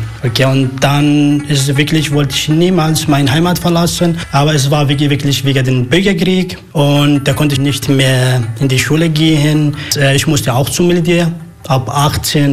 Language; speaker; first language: German; non-native, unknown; Arabic